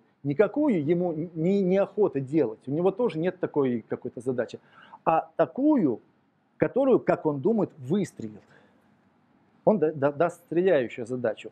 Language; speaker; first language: Russian; native; Russian